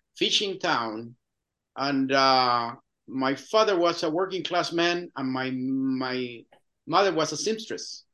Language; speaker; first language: English; non-native, fluent; Spanish